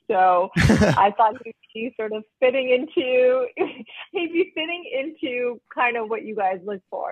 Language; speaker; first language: English; early bilingual, other home language; Spanish